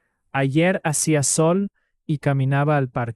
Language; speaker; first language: Spanish; non-native, fluent; English